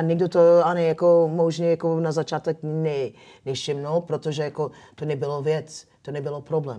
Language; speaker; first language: Czech; non-native, fluent; English